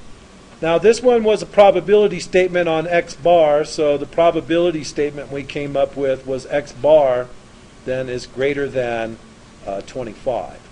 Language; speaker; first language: English; native; English